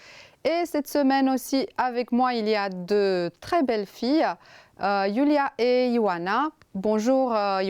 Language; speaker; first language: French; non-native, fluent; Romanian